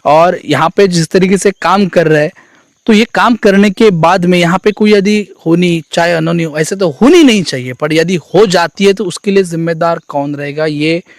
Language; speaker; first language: Hindi; non-native, local second language; Marathi